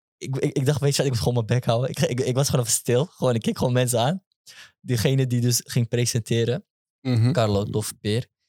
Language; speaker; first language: Dutch; early bilingual, other home language; Turkish